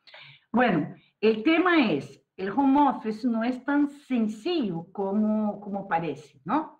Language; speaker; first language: Spanish; non-native, fluent; Portuguese